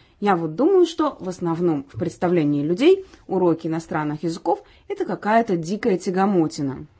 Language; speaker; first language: Russian; native; Russian